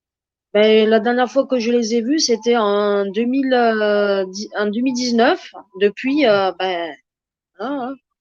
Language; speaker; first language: French; native; French